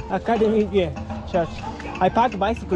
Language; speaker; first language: English; non-native, learner; Japanese